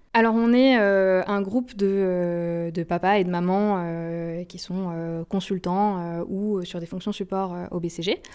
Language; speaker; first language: French; native; French